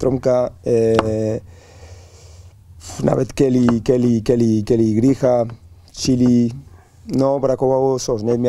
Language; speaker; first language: Polish; non-native, learner; Spanish